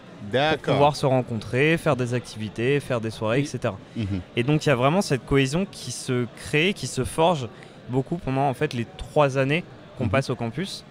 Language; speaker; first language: French; native; French